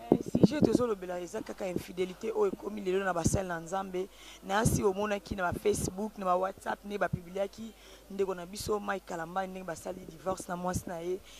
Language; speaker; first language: Lingala; native; Lingala